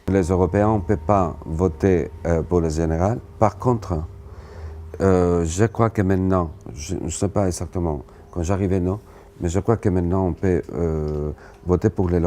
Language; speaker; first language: French; non-native, fluent; Spanish